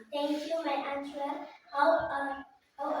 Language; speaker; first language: English; non-native, learner; Indonesian